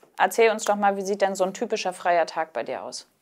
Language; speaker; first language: German; native; German